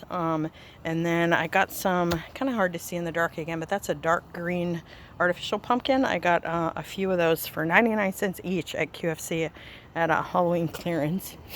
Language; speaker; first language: English; native; English